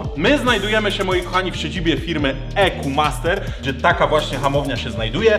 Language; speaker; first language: Polish; native; Polish